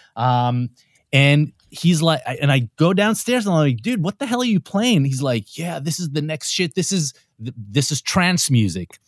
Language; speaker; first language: English; non-native, fluent; Hebrew